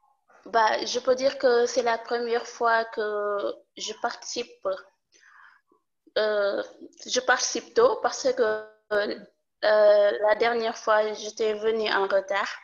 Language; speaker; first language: French; non-native, local second language; Wolof